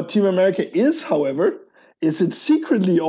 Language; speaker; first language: English; non-native, fluent; Danish